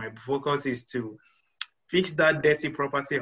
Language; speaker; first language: English; non-native, local second language; Yoruba